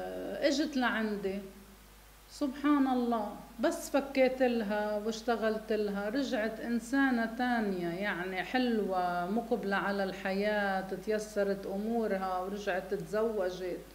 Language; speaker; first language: Arabic; native; Arabic